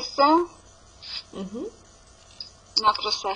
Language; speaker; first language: Greek; non-native, learner; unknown